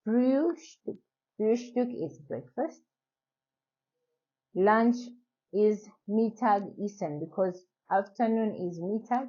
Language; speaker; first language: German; non-native, learner; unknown